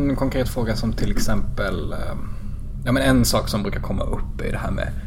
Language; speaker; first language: Swedish; native; Swedish